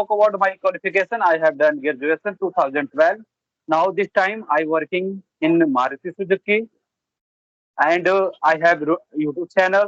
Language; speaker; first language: English; non-native, learner; Bhojpuri